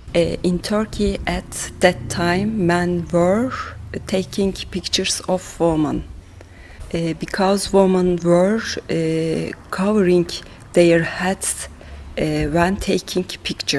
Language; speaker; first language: English; non-native, learner; Turkish